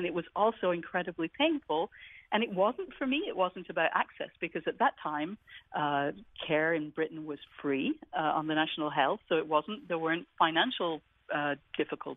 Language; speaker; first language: English; native; English